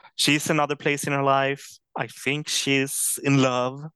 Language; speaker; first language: English; non-native, fluent; Swedish